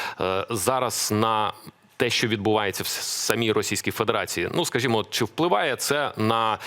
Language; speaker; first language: Ukrainian; native; Ukrainian